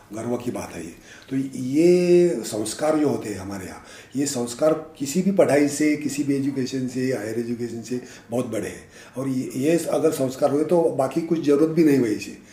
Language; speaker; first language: Hindi; non-native, local second language; Marathi